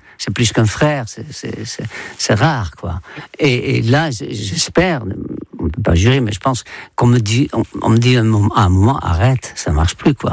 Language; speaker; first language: French; non-native, fluent; Dutch